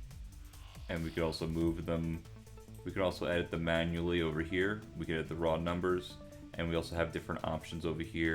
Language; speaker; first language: English; native; English